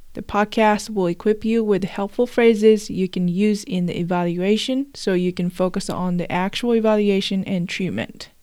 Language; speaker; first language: English; non-native, fluent; Japanese